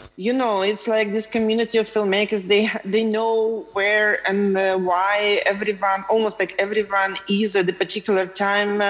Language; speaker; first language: English; non-native, fluent; Ukrainian